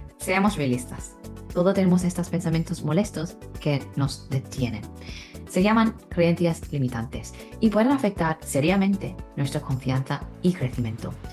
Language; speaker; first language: Spanish; non-native, fluent; Chinese